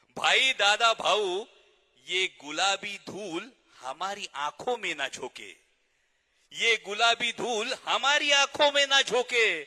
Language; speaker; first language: Hindi; non-native, local second language; Marathi